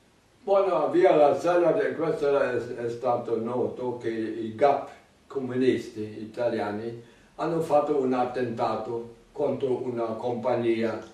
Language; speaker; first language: Italian; non-native, fluent; German